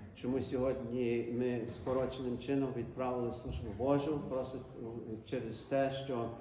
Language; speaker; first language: Ukrainian; early bilingual, heritage; Ukrainian